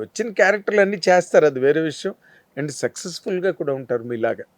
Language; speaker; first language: Telugu; native; Telugu